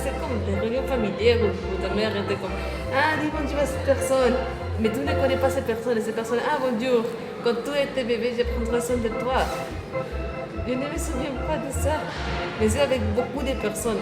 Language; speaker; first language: French; non-native, learner; Spanish